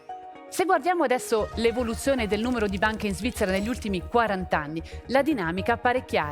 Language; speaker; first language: Italian; native; Italian